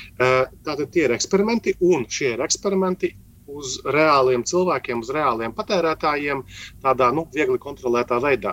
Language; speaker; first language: Latvian; native; Latvian